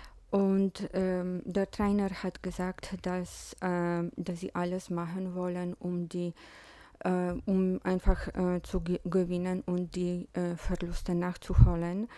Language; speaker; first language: German; non-native, fluent; Polish